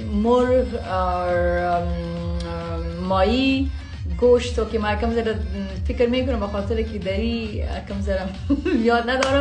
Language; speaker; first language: Persian; non-native, local second language; Pashto